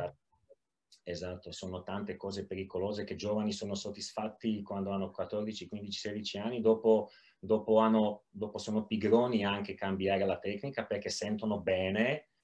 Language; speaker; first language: Italian; non-native, learner; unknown